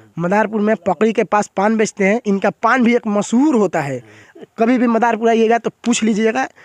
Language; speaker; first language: Hindi; native; Hindi